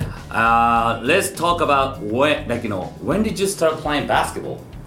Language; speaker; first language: English; non-native, fluent; Japanese